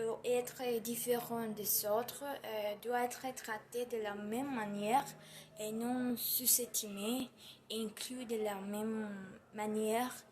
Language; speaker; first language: French; non-native, learner; Spanish